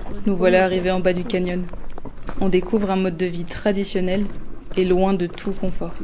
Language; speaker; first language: French; native; French